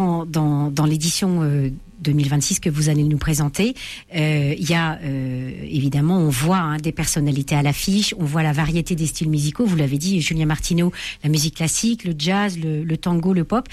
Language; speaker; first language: French; native; French